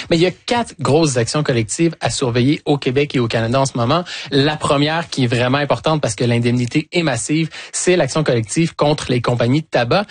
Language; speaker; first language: French; native; French